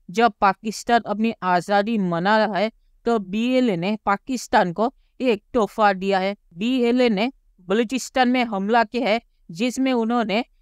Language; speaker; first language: Hindi; native; Hindi